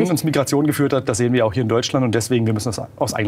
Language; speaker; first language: German; native; German